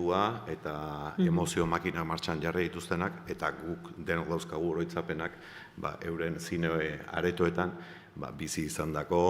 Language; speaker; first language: Basque; native; Basque